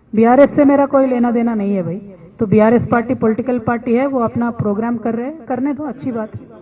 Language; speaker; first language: Hindi; non-native, local second language; Telugu